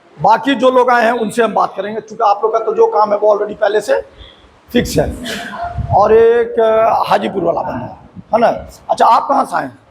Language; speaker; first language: Hindi; native; Hindi